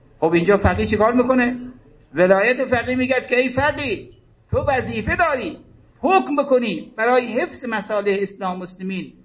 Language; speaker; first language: Persian; native; Persian